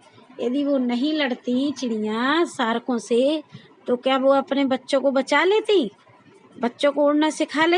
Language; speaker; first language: Hindi; native; Hindi